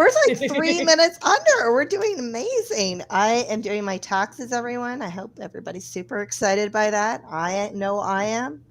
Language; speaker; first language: English; native; English